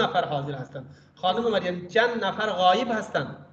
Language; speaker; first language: Persian; non-native, fluent; Urdu